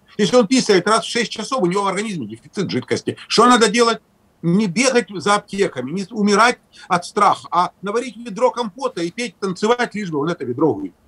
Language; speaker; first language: Russian; native; Russian